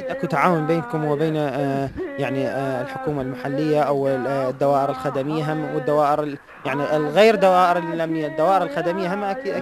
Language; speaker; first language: Arabic; native; Arabic